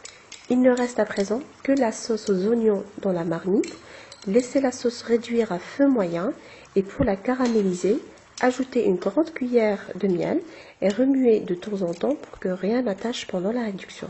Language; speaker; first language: French; non-native, local second language; Arabic